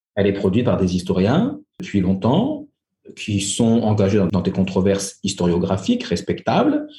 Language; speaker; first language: French; native; French